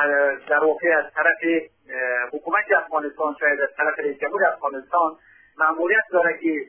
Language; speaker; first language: Persian; native; Persian